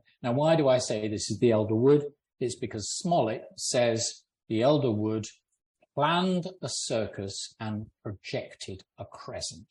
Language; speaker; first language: English; native; English